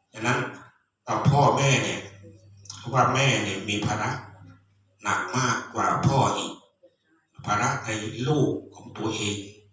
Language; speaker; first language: Thai; non-native, local second language; Khmer